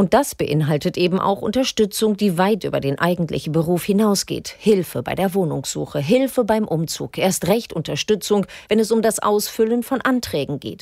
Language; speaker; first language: German; native; German